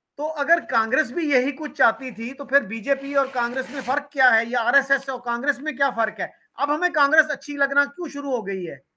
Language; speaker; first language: Urdu; non-native, local second language; Punjabi